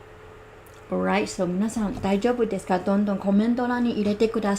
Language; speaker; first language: Japanese; non-native, learner; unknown